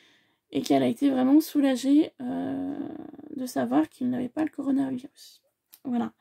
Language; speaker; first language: French; native; French